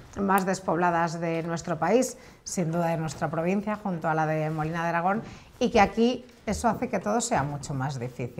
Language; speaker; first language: Spanish; native; Spanish